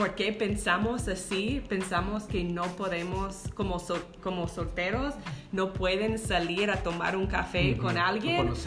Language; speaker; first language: Spanish; non-native, fluent; English